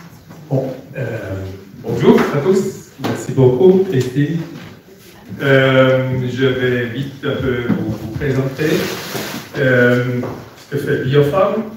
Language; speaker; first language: French; non-native, fluent; German